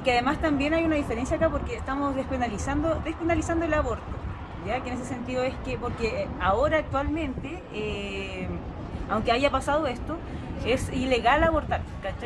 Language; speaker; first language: Spanish; native; Spanish